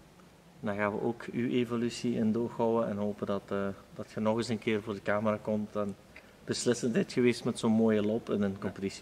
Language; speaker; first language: Dutch; native; Dutch